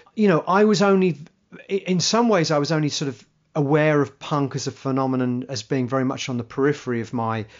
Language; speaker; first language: English; native; English